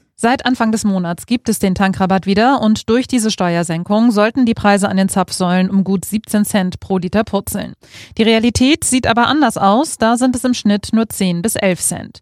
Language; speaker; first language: German; native; German